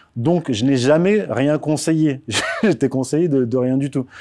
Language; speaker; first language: French; early bilingual, other home language; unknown